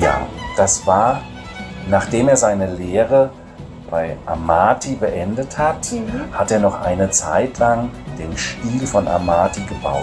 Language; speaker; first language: German; native; German